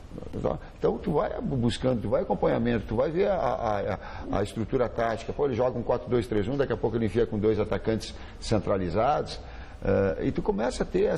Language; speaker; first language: Portuguese; native; Portuguese